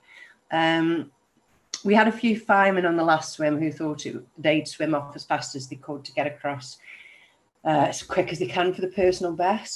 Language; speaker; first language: English; native; English